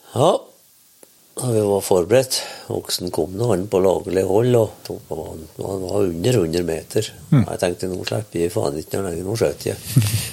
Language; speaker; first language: Norwegian; native; Norwegian